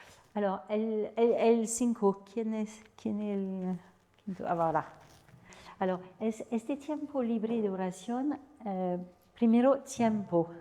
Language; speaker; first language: Spanish; non-native, fluent; French